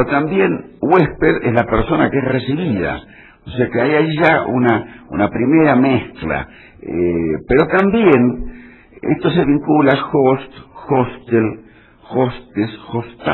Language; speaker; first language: Spanish; native; Spanish